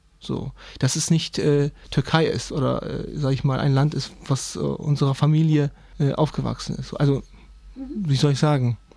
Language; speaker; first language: German; early bilingual, other home language; Turkish